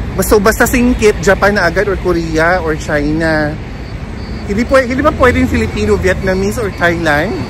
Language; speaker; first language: Filipino; native; Filipino